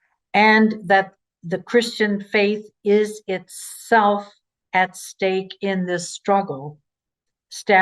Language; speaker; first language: English; native; English